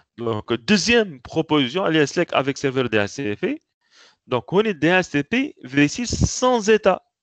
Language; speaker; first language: French; non-native, local second language; Arabic